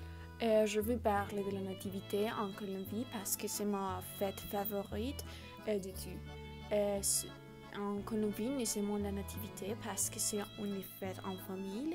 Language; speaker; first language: French; non-native, learner; Spanish